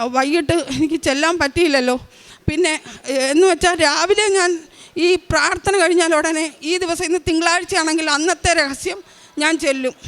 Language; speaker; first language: Malayalam; native; Malayalam